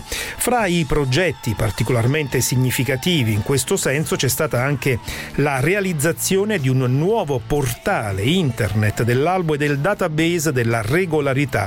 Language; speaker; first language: Italian; native; Italian